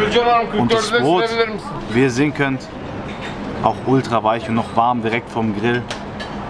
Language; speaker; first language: German; native; German